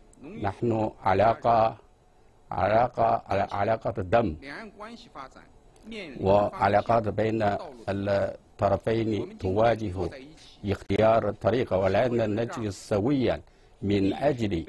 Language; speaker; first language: Arabic; non-native, fluent; Chinese